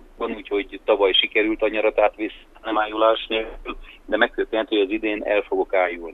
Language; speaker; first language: Hungarian; native; Hungarian